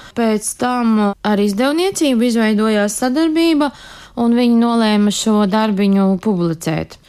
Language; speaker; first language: Latvian; native; Latvian